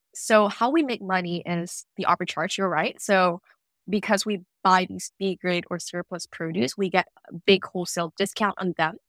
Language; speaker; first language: English; non-native, fluent; Vietnamese